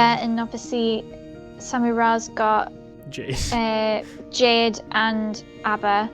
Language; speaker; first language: English; native; English